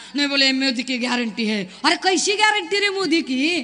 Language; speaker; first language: Hindi; non-native, local second language; Marathi